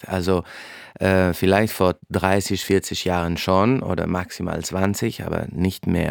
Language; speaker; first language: German; non-native, fluent; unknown